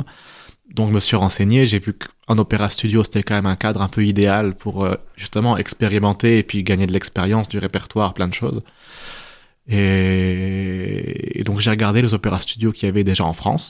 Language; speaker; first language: French; native; French